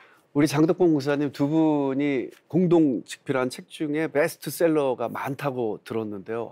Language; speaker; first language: Korean; native; Korean